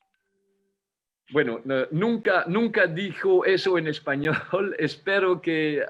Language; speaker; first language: Spanish; non-native, fluent; French